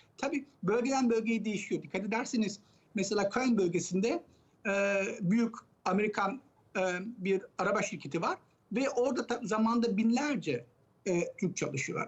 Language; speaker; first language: Turkish; early bilingual, heritage; Turkish